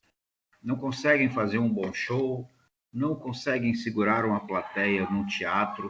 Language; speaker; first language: Portuguese; native; Portuguese